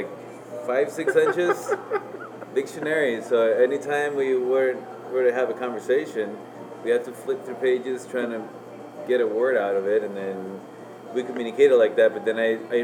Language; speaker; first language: English; non-native, fluent; Spanish